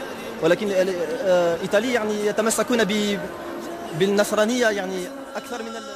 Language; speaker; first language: Arabic; non-native, fluent; Italian